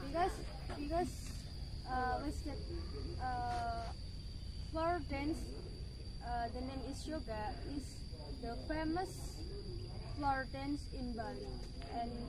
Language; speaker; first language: English; non-native, learner; Indonesian